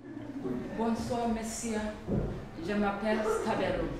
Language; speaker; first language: French; non-native, learner; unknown